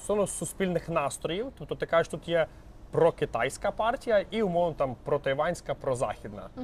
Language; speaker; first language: Ukrainian; native; Ukrainian